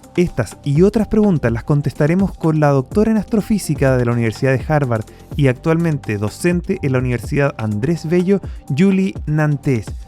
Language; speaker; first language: Spanish; native; Spanish